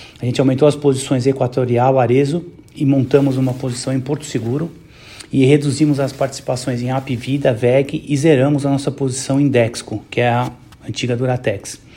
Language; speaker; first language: Portuguese; native; Portuguese